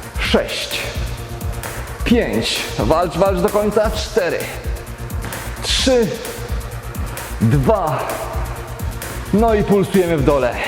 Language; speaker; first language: Polish; native; Polish